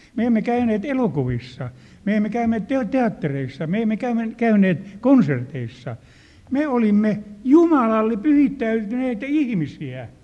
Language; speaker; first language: Finnish; native; Finnish